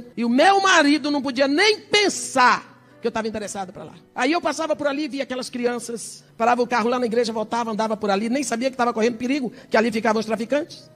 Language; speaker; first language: Portuguese; early bilingual, other home language; English